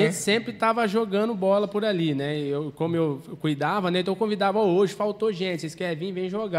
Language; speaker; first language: Portuguese; native; Portuguese